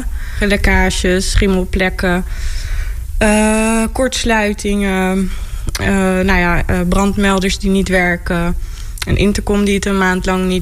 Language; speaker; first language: Dutch; native; Dutch